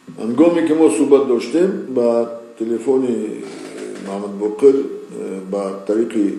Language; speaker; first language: Tajik; non-native, local second language; Shughni